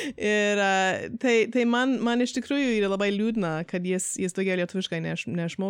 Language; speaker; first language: Lithuanian; early bilingual, heritage; Lithuanian